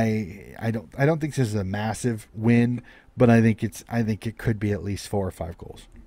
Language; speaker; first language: English; native; English